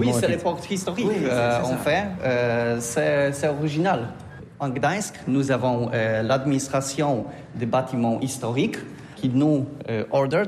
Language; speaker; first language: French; non-native, learner; Polish